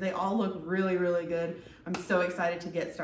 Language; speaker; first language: English; native; English